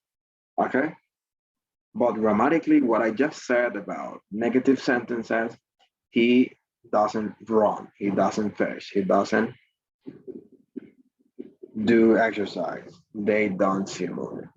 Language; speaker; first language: English; non-native, fluent; Spanish